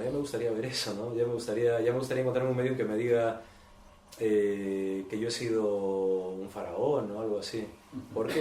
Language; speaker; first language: Spanish; native; Spanish